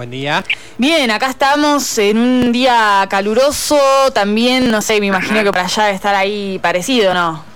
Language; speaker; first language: Spanish; native; Spanish